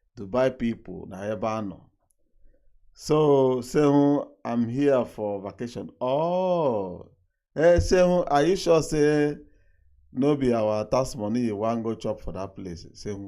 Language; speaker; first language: Nigerian Pidgin; non-native, local second language; Igbo